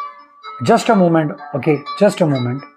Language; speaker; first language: English; non-native, local second language; Hindi